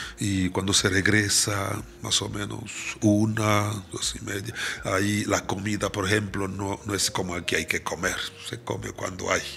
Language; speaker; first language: Spanish; non-native, fluent; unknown